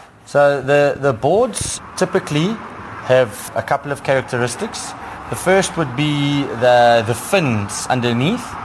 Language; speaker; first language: English; native; English